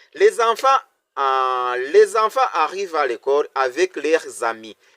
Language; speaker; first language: French; non-native, local second language; Kinyarwanda